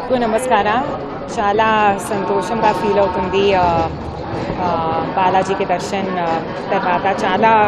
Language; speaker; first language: Telugu; non-native, fluent; Hindi